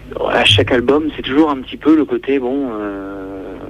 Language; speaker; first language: French; native; French